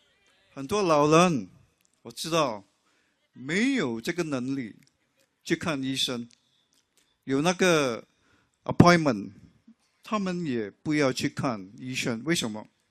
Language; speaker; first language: Chinese; non-native, local second language; English